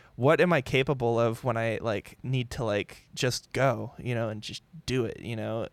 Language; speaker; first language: English; native; English